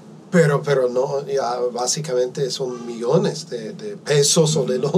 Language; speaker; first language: Spanish; non-native, fluent; English